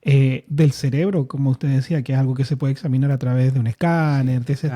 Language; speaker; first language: Spanish; native; Spanish